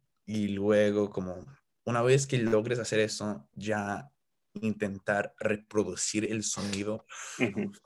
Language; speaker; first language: Spanish; non-native, fluent; English